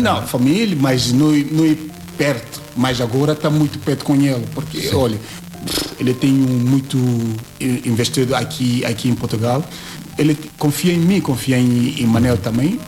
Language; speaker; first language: Portuguese; non-native, learner; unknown